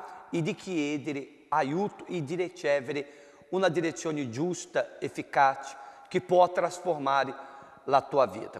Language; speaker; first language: Italian; non-native, fluent; Portuguese